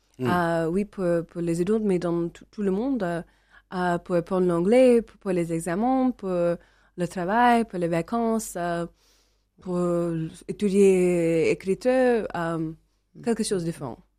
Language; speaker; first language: French; non-native, learner; English